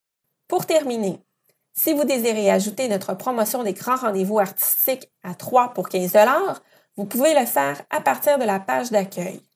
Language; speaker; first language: French; native; French